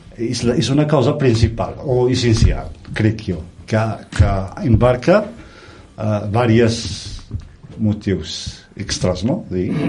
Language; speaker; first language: Catalan; non-native, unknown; Riffian